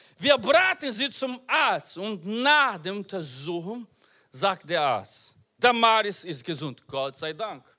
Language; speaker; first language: German; non-native, learner; Portuguese